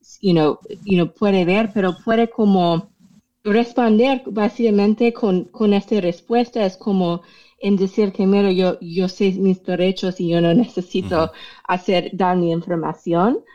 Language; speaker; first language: Spanish; non-native, fluent; English